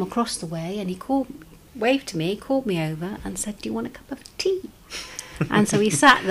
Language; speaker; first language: English; native; English